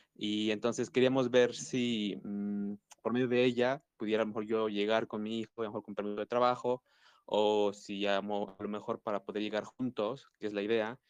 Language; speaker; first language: Spanish; native; Spanish